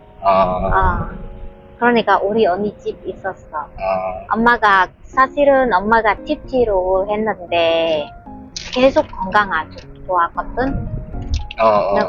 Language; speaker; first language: Korean; non-native, learner; Vietnamese